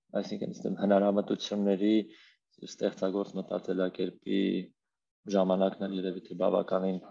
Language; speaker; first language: Armenian; native; Armenian